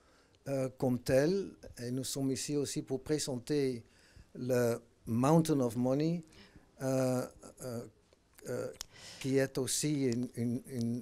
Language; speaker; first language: French; non-native, fluent; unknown